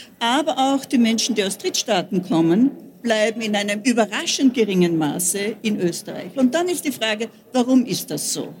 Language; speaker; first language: German; native; German